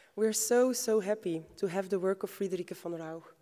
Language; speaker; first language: English; non-native, fluent; Dutch